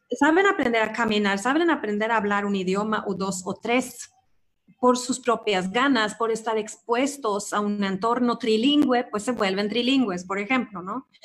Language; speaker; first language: Spanish; non-native, fluent; Swedish